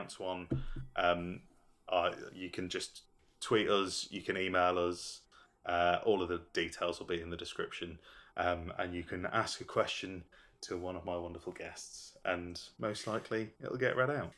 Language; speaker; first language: English; native; English